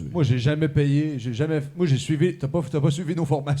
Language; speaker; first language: French; native; French